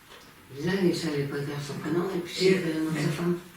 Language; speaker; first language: French; native; French